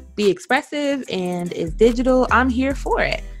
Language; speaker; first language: English; native; English